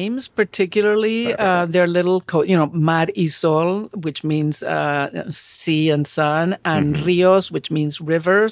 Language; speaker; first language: English; non-native, fluent; Spanish